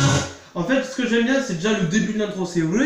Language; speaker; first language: French; native; French